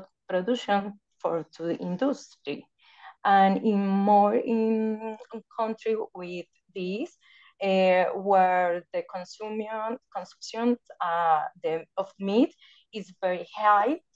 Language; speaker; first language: English; non-native, learner; Spanish